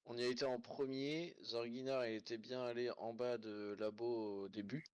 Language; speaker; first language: French; native; French